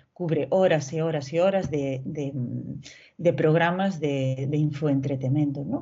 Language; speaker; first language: Spanish; non-native, local second language; Galician